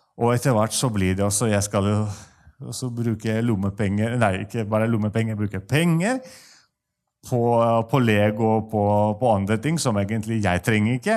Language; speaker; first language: Norwegian; non-native, fluent; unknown